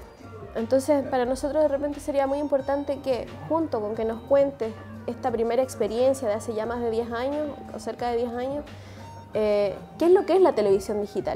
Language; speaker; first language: Spanish; native; Spanish